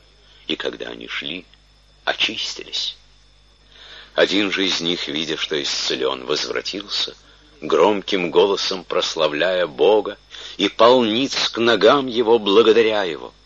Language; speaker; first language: Russian; native; Russian